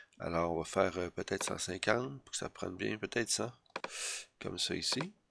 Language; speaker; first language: French; native; French